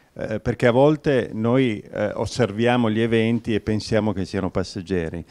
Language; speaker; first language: Italian; native; Italian